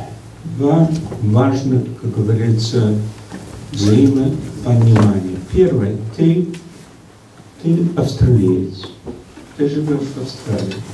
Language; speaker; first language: Russian; early bilingual, heritage; Russian